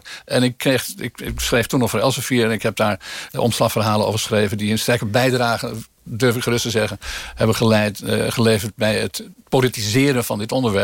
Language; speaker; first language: Dutch; native; Dutch